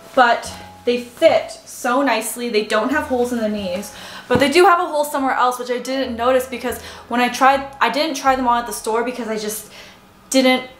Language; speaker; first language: English; native; English